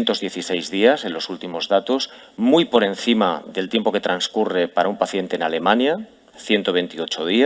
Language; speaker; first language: Spanish; native; Spanish